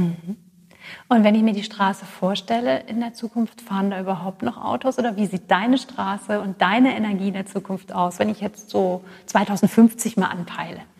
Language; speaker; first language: German; native; German